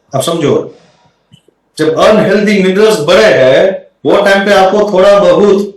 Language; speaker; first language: Hindi; non-native, local second language; Gujarati